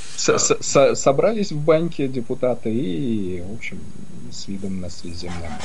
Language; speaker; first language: Russian; native; Russian